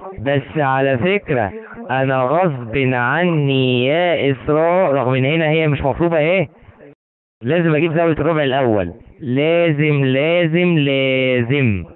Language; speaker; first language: Arabic; native; Arabic